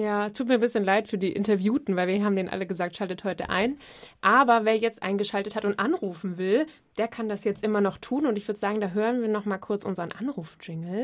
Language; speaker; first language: German; native; German